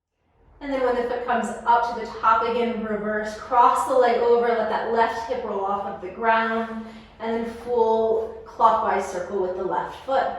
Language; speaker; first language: English; native; English